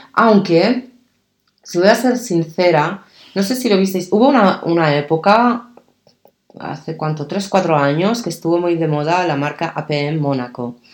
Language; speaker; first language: Spanish; early bilingual, other home language; Arabic